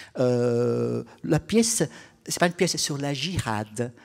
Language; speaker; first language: French; non-native, fluent; Italian